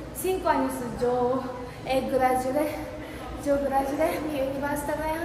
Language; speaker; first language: Spanish; non-native, learner; Japanese